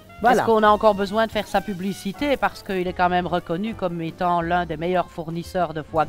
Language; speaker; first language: French; native; French